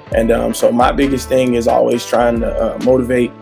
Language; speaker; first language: English; native; English